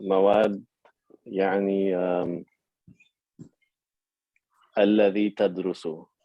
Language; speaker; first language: Arabic; non-native, fluent; English